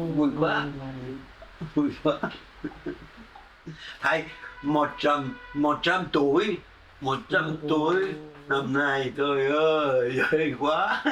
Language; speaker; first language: Vietnamese; non-native, fluent; French